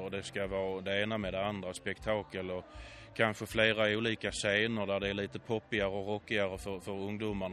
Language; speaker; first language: Swedish; native; Swedish